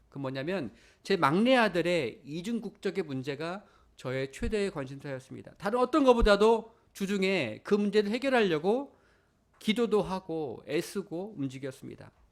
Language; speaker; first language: Korean; native; Korean